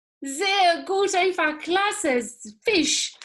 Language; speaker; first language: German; non-native, fluent; English